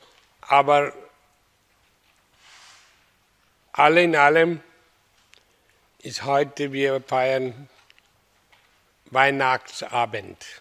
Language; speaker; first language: German; non-native, fluent; Hindi